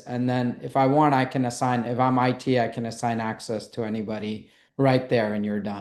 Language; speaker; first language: English; native; English